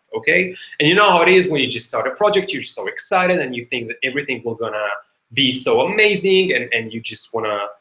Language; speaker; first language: English; non-native, fluent; Hebrew